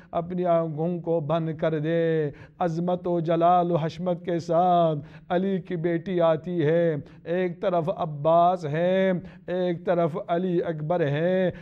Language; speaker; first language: Urdu; non-native, local second language; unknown